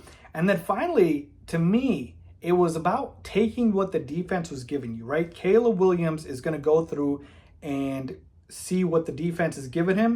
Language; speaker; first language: English; native; English